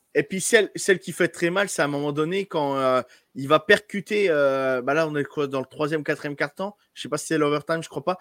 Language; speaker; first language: French; native; French